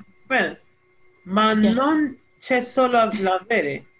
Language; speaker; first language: Italian; non-native, fluent; Spanish